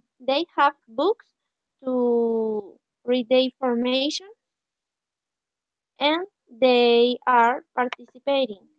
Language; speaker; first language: English; non-native, learner; Spanish